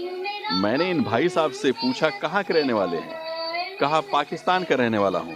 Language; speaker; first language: Hindi; native; Hindi